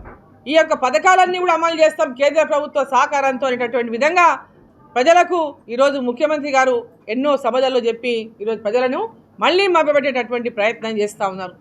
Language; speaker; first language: Telugu; native; Telugu